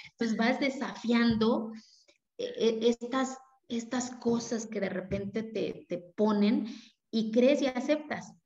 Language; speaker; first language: Spanish; non-native, local second language; Zapotec